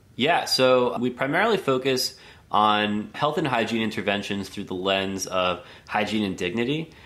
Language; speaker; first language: English; native; English